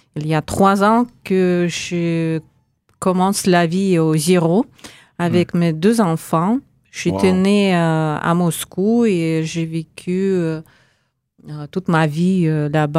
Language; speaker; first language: French; non-native, learner; Russian